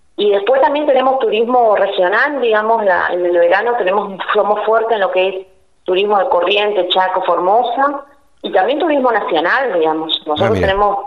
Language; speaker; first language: Spanish; native; Spanish